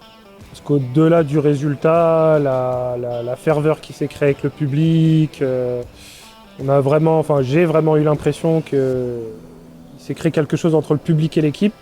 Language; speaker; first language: French; native; French